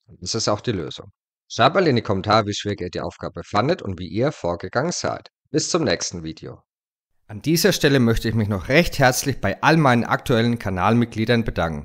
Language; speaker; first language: German; native; German